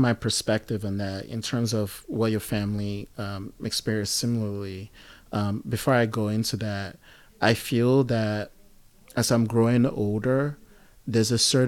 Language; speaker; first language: English; non-native, local second language; Yoruba